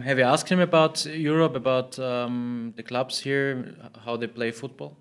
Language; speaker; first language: English; non-native, fluent; German